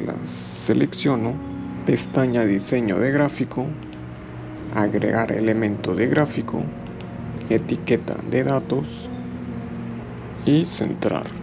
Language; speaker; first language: Spanish; native; Spanish